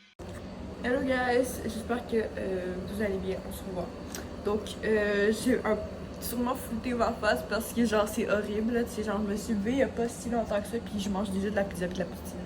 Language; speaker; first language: French; native; French